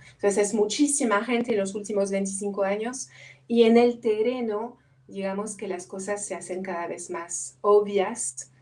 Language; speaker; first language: Spanish; non-native, fluent; French